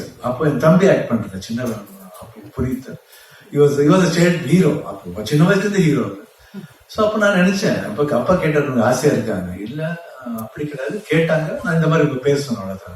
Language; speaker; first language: Tamil; non-native, local second language; Kannada